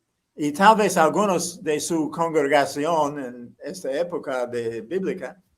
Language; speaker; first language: Spanish; non-native, fluent; English